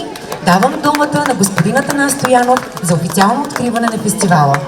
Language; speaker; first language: Bulgarian; native; Bulgarian